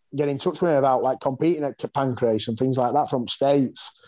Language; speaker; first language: English; native; English